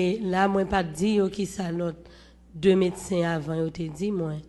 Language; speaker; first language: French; non-native, local second language; Haitian Creole